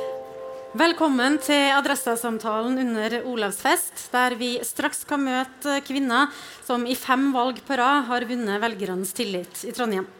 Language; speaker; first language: Norwegian; native; Norwegian